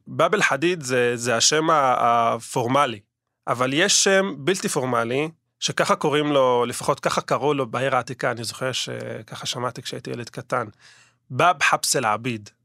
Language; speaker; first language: Hebrew; non-native, local second language; Arabic